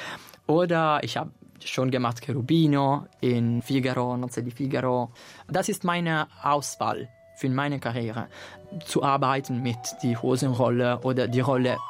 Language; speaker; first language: German; non-native, fluent; Italian